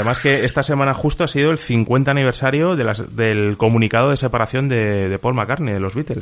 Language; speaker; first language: Spanish; native; Spanish